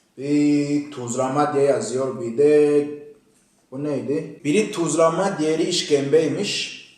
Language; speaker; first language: Turkish; non-native, fluent; Kinyarwanda